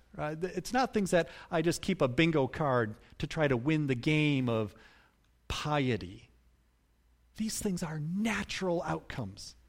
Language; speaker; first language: English; native; English